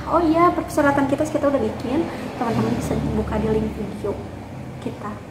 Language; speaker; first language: Indonesian; native; Indonesian